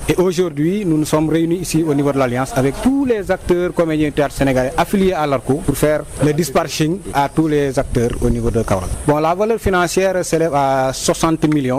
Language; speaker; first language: French; non-native, local second language; Wolof